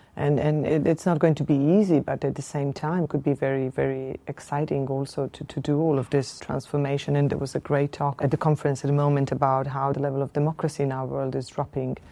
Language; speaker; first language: English; non-native, fluent; Slovenian